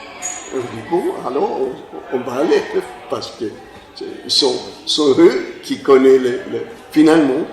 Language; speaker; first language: French; non-native, fluent; Spanish